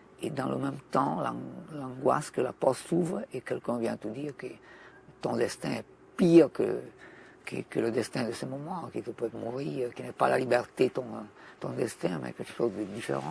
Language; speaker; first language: French; non-native, fluent; Italian